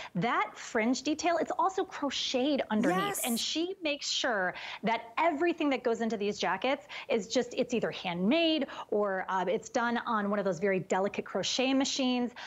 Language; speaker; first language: English; native; English